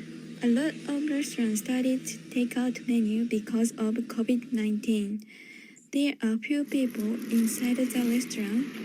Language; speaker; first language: English; non-native, learner; Japanese